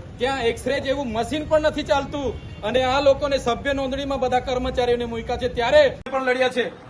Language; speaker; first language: Gujarati; non-native, local second language; Vasavi